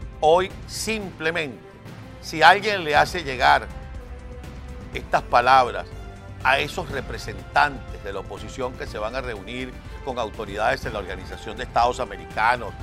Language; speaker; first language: Spanish; native; Spanish